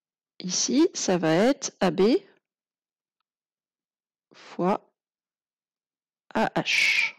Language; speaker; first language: French; native; French